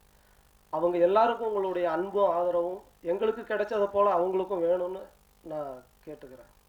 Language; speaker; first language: Tamil; native; Tamil